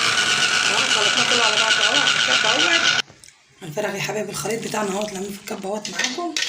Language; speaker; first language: Arabic; native; Arabic